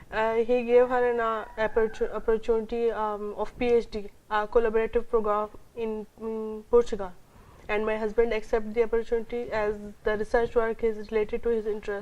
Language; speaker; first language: English; non-native, local second language; Urdu